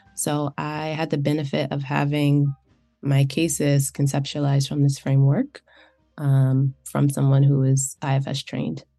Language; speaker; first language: English; native; English